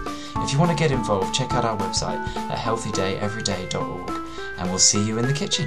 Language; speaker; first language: English; native; English